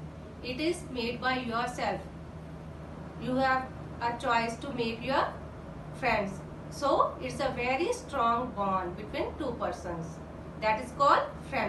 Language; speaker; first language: English; non-native, local second language; Hindi